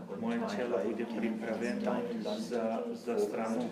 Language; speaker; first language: Slovak; non-native, learner; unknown